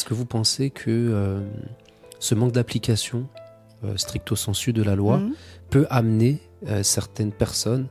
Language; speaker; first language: French; native; French